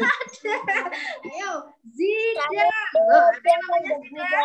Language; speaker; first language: Indonesian; native; Indonesian